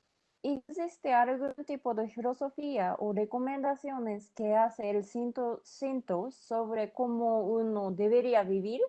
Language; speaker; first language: Spanish; non-native, fluent; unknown